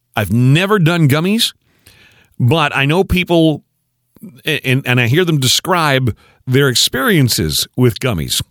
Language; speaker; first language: English; native; English